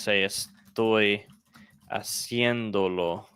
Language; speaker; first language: Spanish; non-native, fluent; English